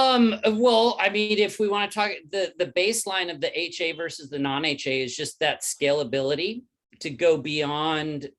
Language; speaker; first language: English; native; English